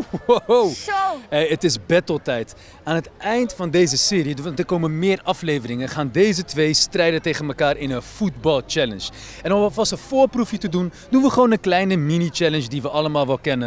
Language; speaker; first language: Dutch; native; Dutch